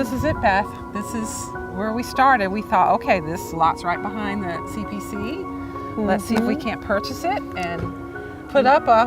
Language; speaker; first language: English; native; English